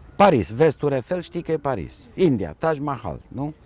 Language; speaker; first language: Romanian; native; Romanian